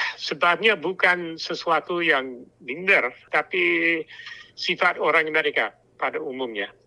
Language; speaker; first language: Indonesian; non-native, fluent; English